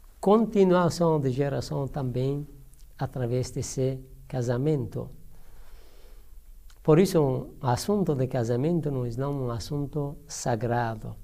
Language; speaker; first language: Portuguese; non-native, learner; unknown